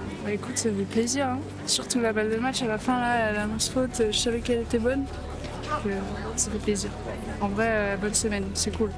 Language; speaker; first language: French; native; French